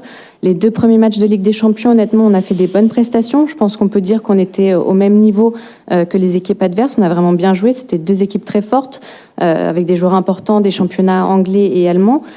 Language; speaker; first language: French; native; French